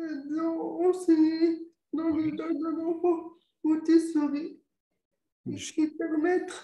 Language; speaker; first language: French; non-native, local second language; Arabic